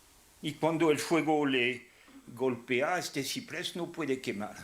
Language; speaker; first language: Spanish; non-native, fluent; French